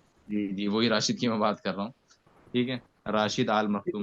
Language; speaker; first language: Hindi; native; Hindi